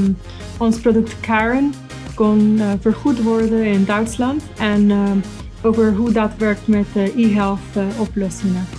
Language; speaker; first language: Dutch; non-native, fluent; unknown